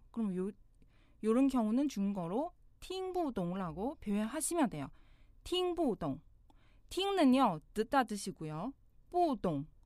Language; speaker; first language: Korean; non-native, fluent; Chinese